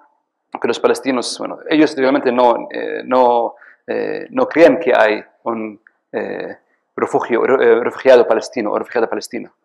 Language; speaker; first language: Spanish; non-native, fluent; Arabic